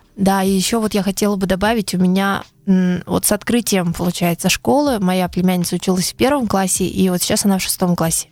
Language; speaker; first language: Russian; native; Russian